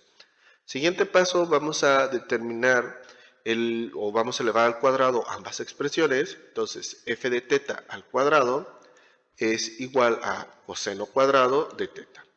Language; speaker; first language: Spanish; native; Spanish